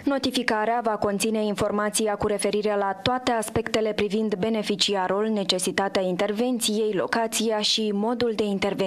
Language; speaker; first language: Romanian; native; Romanian